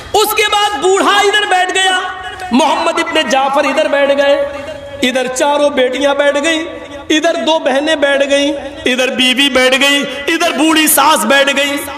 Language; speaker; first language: Urdu; native; Urdu